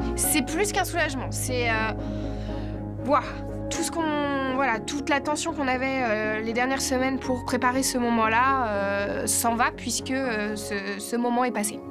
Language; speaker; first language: French; native; French